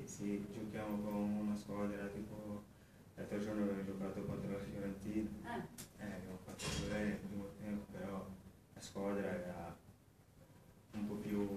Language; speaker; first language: Italian; non-native, fluent; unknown